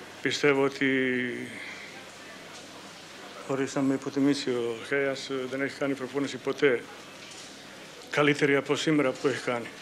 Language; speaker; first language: Greek; non-native, fluent; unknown